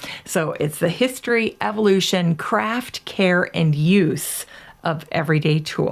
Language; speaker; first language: English; native; English